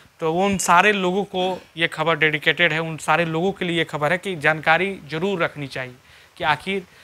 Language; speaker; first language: Hindi; native; Hindi